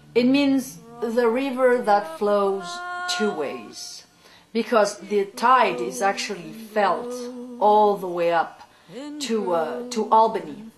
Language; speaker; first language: English; non-native, fluent; French